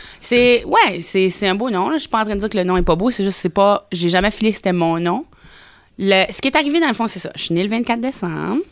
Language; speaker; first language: French; native; French